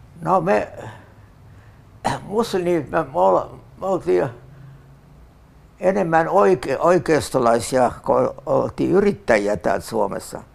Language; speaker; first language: Finnish; non-native, local second language; Tatar